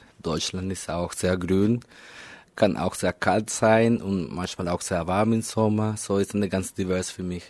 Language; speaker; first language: German; non-native, fluent; Spanish